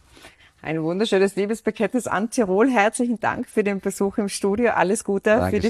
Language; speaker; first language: German; native; German